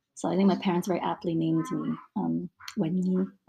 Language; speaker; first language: English; native; English